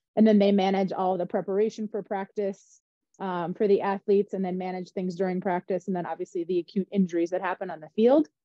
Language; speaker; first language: English; native; English